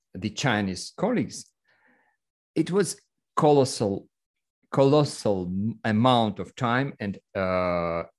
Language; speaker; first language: English; non-native, learner; Russian